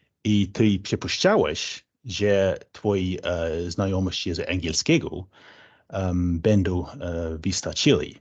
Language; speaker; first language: Polish; non-native, fluent; English